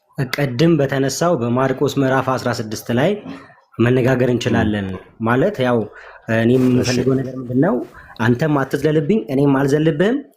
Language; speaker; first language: Amharic; non-native, local second language; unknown